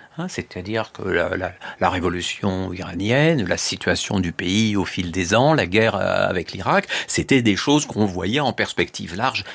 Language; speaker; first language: French; native; French